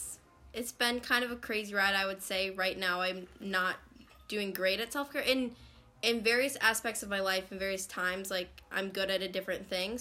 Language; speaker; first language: English; native; English